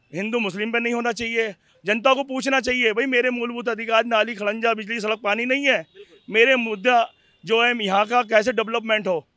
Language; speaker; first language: Hindi; native; Hindi